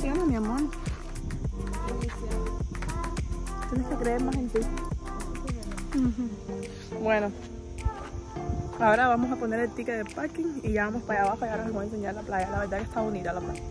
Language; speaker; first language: Spanish; native; Spanish